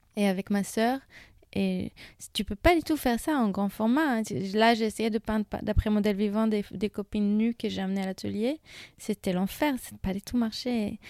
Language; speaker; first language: French; non-native, fluent; Hebrew